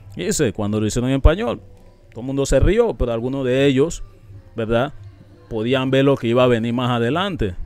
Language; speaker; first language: Spanish; non-native, local second language; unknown